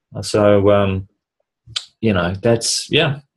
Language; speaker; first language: English; native; English